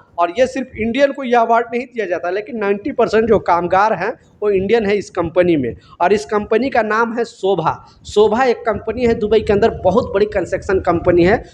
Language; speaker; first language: Hindi; native; Hindi